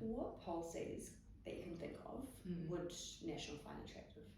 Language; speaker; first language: English; native; English